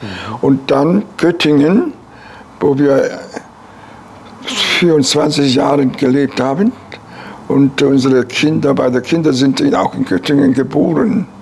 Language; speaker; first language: German; non-native, fluent; Korean